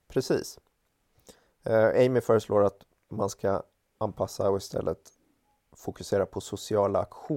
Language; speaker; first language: Swedish; native; Swedish